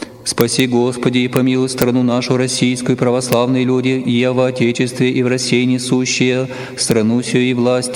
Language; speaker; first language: Russian; native; Russian